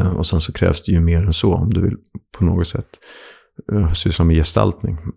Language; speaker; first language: Swedish; native; Swedish